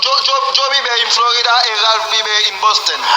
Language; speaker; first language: Spanish; non-native, learner; Haitian Creole